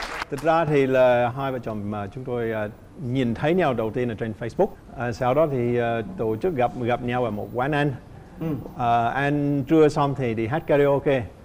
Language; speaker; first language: Vietnamese; non-native, fluent; English